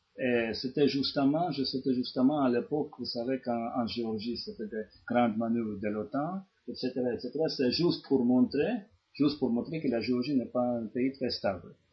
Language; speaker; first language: French; non-native, fluent; Georgian